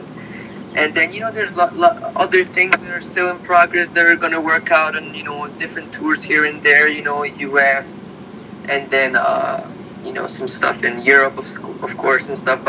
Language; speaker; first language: English; early bilingual, other home language; Slovak